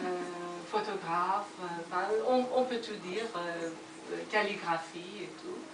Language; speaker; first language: French; non-native, fluent; Persian